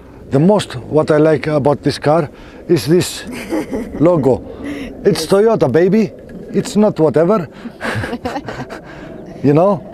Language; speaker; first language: English; non-native, fluent; Greek